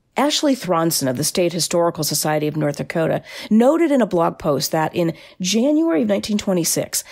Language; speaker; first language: English; native; English